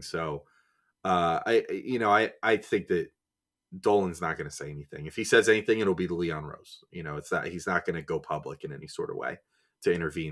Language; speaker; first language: English; native; English